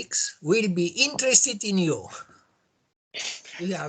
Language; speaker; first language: English; non-native, learner; Polish